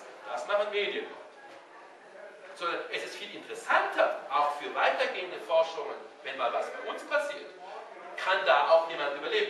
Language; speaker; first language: German; native; German